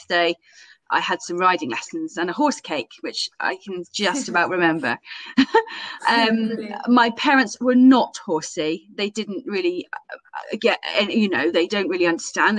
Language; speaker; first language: English; native; English